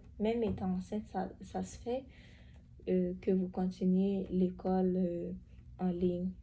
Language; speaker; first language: French; native; French